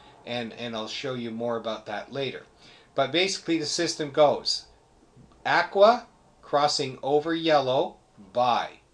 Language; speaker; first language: English; native; English